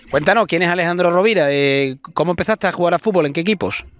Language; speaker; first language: Spanish; native; Spanish